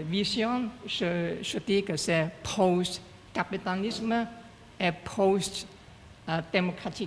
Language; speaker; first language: French; non-native, learner; Chinese